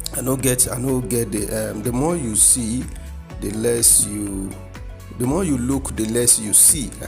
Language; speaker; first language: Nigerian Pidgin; non-native, local second language; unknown